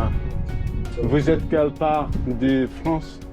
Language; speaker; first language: French; non-native, fluent; English